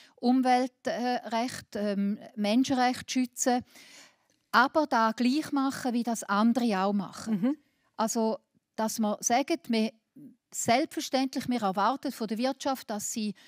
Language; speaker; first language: German; native; German